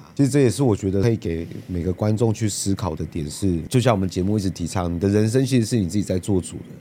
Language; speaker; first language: Chinese; native; Chinese